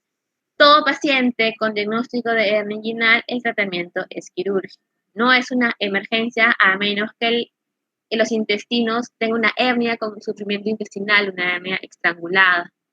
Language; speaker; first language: Spanish; native; Spanish